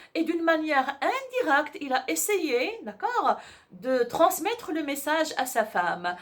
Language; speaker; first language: French; non-native, local second language; Arabic